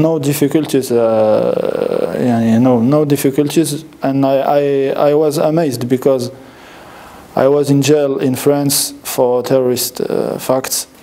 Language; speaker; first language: English; non-native, learner; French